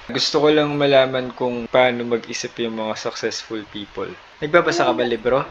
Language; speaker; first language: Filipino; native; Filipino